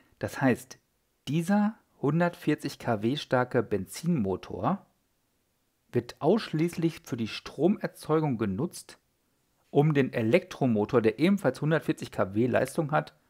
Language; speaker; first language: German; native; German